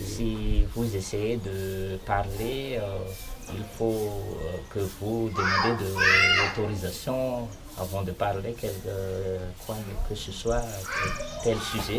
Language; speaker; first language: French; non-native, local second language; Malagasy